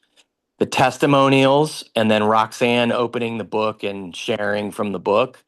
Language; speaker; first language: English; native; English